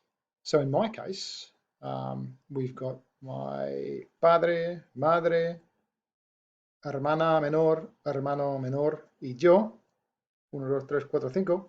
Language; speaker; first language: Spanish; non-native, fluent; English